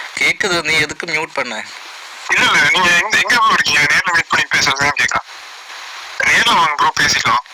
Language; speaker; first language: Tamil; non-native, learner; Malayalam